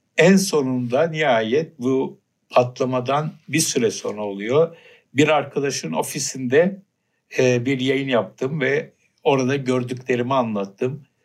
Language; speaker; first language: Turkish; native; Turkish